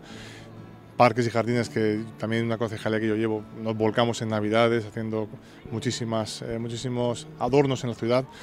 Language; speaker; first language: Spanish; native; Spanish